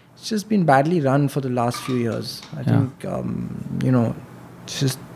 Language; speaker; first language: English; non-native, local second language; Hindi